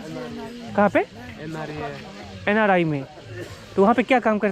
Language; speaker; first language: Hindi; native; Hindi